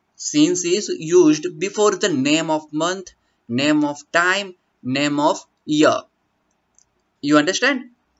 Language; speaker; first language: English; non-native, local second language; Gujarati